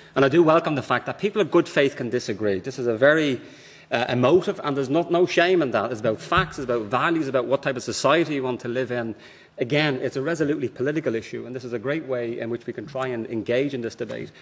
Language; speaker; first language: English; native; English